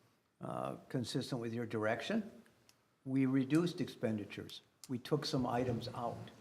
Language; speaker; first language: English; native; English